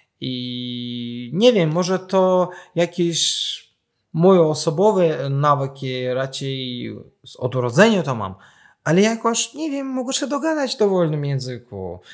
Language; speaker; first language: Polish; non-native, fluent; Azerbaijani